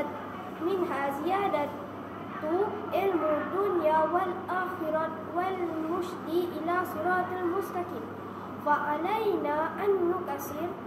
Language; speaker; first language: Arabic; non-native, learner; Malay